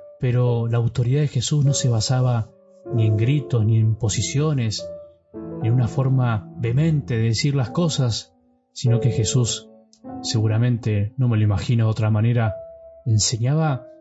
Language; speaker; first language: Spanish; native; Spanish